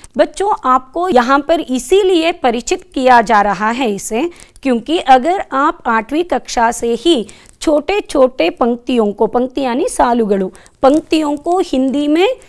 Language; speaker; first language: Hindi; non-native, local second language; Kannada